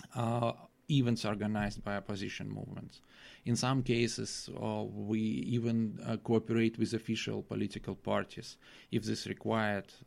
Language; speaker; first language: English; non-native, fluent; Russian